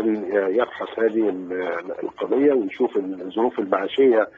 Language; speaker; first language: Arabic; native; Arabic